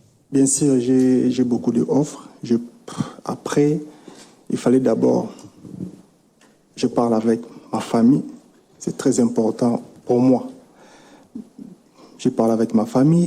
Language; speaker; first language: French; non-native, local second language; Lingala